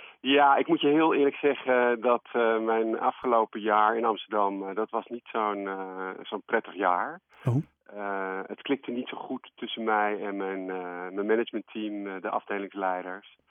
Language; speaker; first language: Dutch; native; Dutch